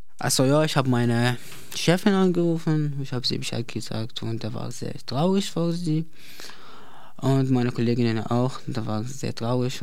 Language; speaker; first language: German; non-native, learner; Arabic